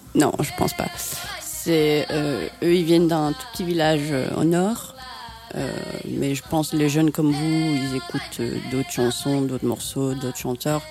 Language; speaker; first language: French; non-native, fluent; Finnish